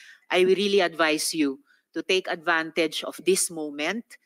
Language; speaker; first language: English; non-native, local second language; Filipino